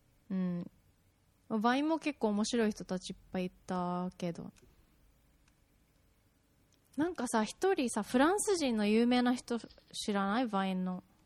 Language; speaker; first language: Japanese; early bilingual, heritage; Japanese